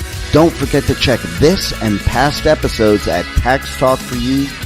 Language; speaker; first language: English; native; English